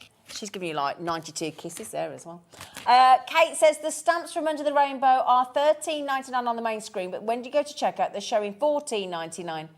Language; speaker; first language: English; native; English